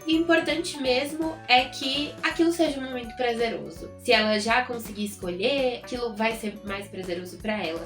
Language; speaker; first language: Portuguese; native; Portuguese